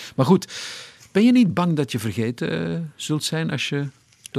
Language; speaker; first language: Dutch; native; Dutch